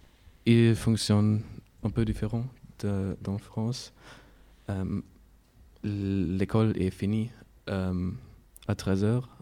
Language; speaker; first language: French; non-native, learner; German